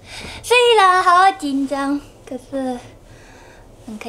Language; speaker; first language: Chinese; non-native, fluent; Japanese